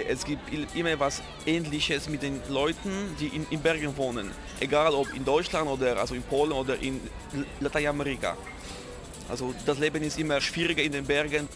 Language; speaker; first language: German; non-native, fluent; Polish